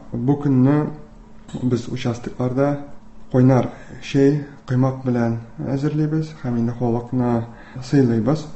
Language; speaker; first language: Tatar; native; Tatar